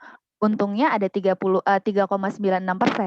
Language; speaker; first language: Indonesian; native; Indonesian